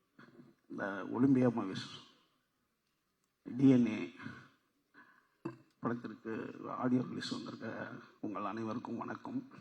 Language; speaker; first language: Tamil; native; Tamil